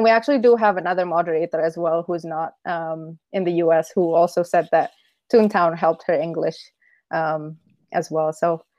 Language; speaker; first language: English; non-native, fluent; Indonesian